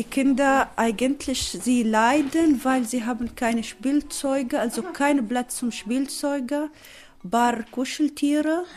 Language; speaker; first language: German; non-native, learner; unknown